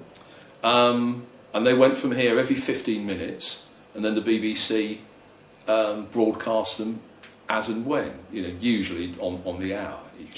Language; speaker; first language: English; native; English